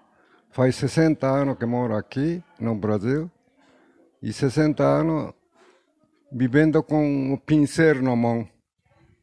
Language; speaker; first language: Portuguese; non-native, learner; Japanese